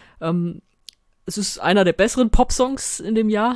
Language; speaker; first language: German; native; German